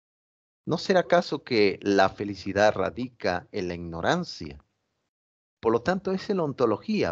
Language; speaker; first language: Spanish; native; Spanish